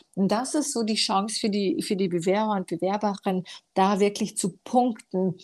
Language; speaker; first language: German; early bilingual, other home language; Romanian